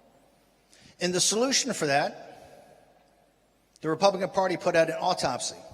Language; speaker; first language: English; native; English